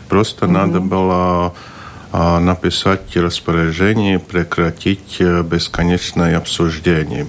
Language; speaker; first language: Russian; non-native, local second language; Latvian